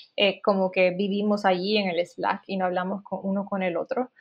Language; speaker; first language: Spanish; native; Spanish